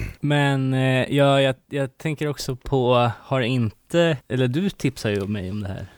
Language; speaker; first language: Swedish; native; Swedish